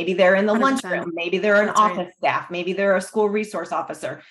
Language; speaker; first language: English; native; English